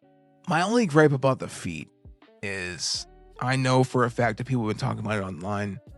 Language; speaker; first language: English; native; English